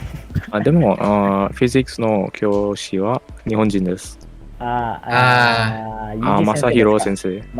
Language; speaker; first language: Japanese; non-native, learner; Malay